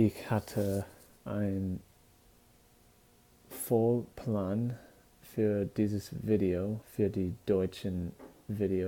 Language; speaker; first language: German; non-native, learner; English